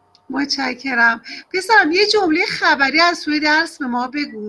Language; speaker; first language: Persian; native; Persian